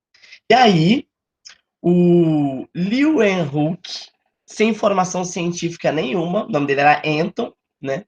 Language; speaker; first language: Portuguese; native; Portuguese